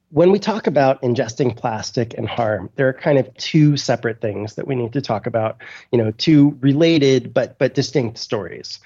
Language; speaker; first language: English; native; English